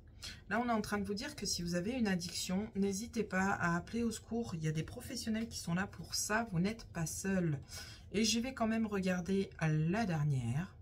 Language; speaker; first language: French; native; French